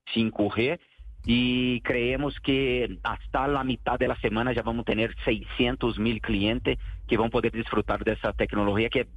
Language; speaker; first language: Spanish; non-native, learner; Portuguese